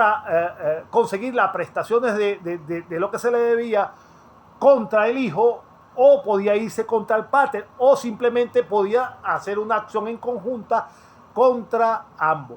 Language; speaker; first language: Spanish; native; Spanish